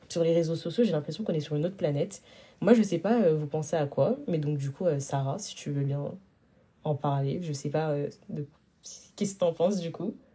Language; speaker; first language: French; early bilingual, other home language; Wolof